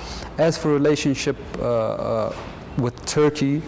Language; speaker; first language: English; non-native, fluent; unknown